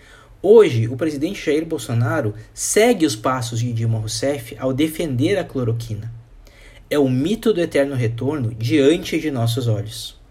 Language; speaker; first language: Portuguese; native; Portuguese